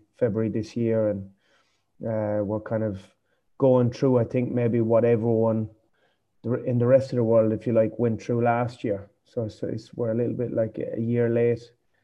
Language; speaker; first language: English; native; English